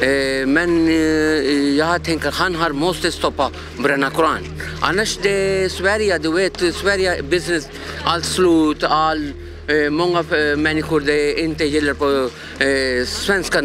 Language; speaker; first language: Swedish; non-native, learner; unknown